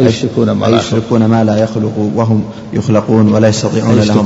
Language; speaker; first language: Arabic; native; Arabic